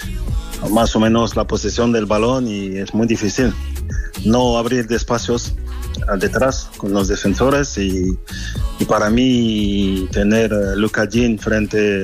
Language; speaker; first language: Spanish; non-native, fluent; French